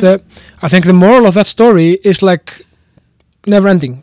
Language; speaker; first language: English; non-native, fluent; Icelandic